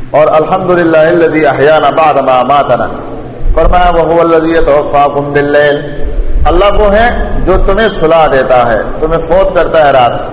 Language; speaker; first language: Urdu; non-native, local second language; Pashto